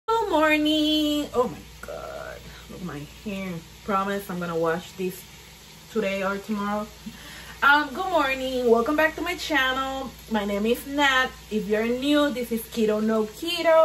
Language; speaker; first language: English; non-native, fluent; Spanish